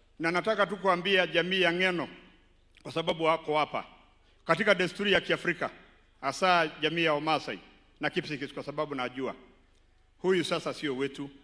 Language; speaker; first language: Swahili; non-native, local second language; Kalenjin